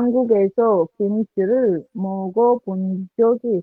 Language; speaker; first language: Korean; non-native, learner; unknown